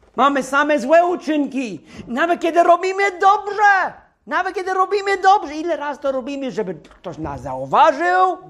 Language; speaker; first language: Polish; non-native, fluent; English